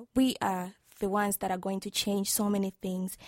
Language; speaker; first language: English; non-native, local second language; Swahili